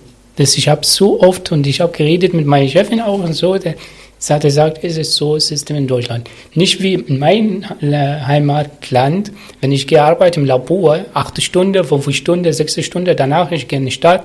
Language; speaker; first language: German; non-native, learner; Arabic